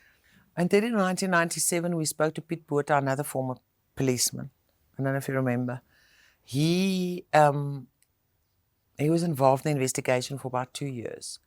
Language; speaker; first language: English; non-native, local second language; Afrikaans